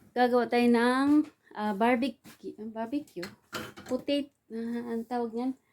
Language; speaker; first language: Filipino; non-native, local second language; Cebuano